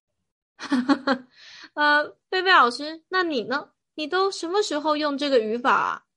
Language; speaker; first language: Chinese; native; Chinese